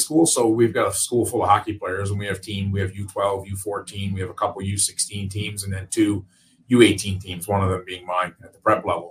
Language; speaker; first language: English; native; English